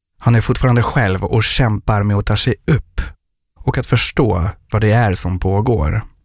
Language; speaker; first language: Swedish; non-native, fluent; French